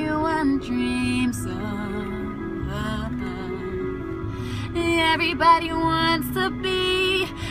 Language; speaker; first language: English; early bilingual, other home language; German